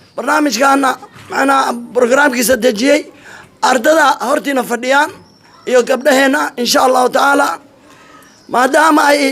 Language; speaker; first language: Somali; non-native, local second language; Swahili